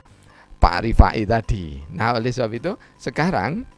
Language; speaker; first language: Indonesian; native; Indonesian